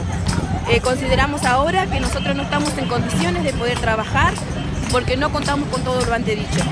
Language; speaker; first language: Spanish; native; Spanish